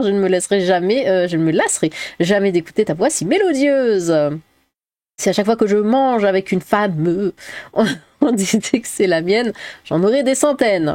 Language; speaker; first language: French; native; French